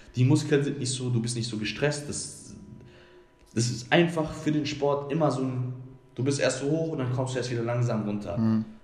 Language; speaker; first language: German; early bilingual, other home language; Bosnian